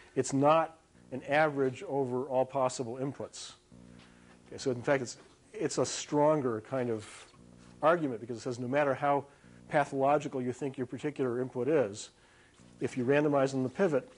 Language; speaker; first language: English; native; English